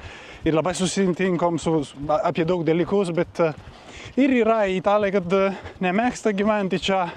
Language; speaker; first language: Lithuanian; non-native, learner; Italian